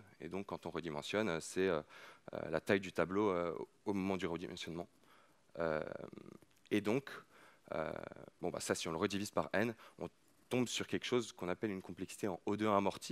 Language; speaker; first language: French; native; French